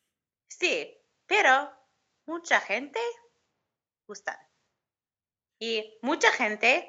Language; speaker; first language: Spanish; non-native, learner; English